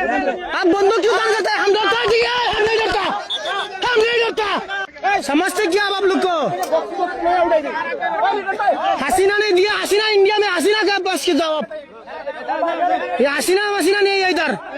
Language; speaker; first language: Hindi; non-native, learner; Bangla